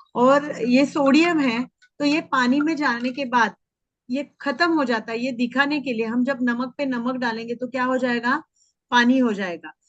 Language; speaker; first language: Hindi; non-native, local second language; Marathi